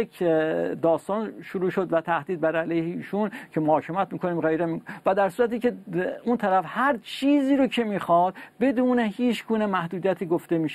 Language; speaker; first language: Persian; native; Persian